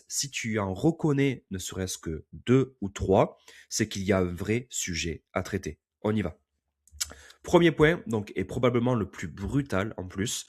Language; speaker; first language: French; native; French